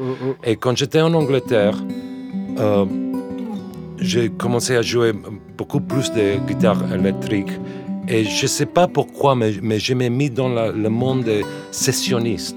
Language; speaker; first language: French; non-native, fluent; English